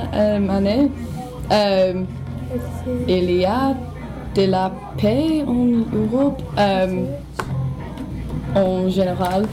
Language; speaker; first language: French; non-native, learner; English